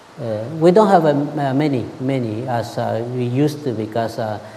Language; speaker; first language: English; non-native, learner; Spanish